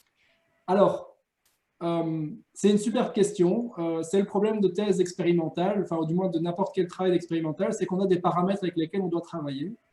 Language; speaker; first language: French; native; French